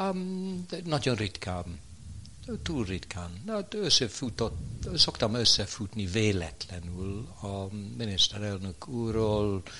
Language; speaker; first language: Hungarian; non-native, fluent; English